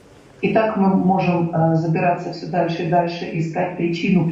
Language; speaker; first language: Russian; native; Russian